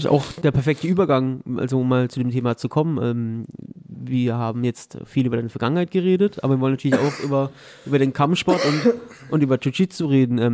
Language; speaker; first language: German; native; German